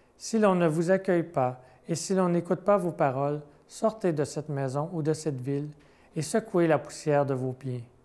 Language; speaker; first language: French; native; French